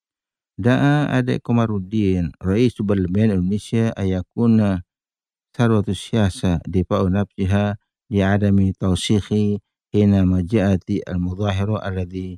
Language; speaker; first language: Arabic; non-native, fluent; Indonesian